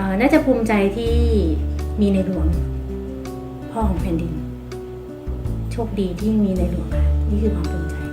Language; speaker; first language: Thai; native; Thai